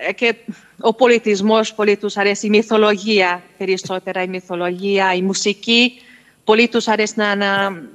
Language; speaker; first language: Greek; early bilingual, heritage; Hungarian